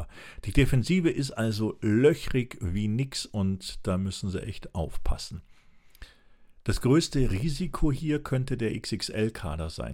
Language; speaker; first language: German; native; German